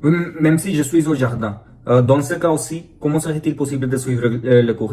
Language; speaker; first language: French; non-native, fluent; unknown